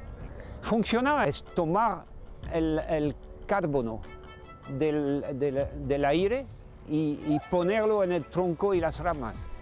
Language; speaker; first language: Spanish; non-native, fluent; French